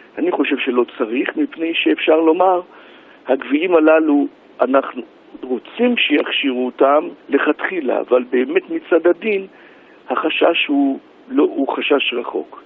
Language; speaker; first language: Hebrew; native; Hebrew